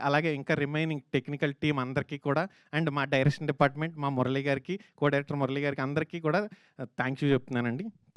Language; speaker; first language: Telugu; native; Telugu